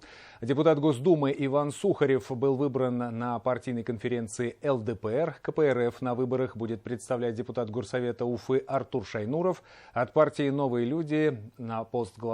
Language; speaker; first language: Russian; native; Russian